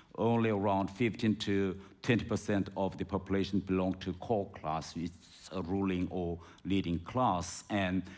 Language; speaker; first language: English; non-native, fluent; Korean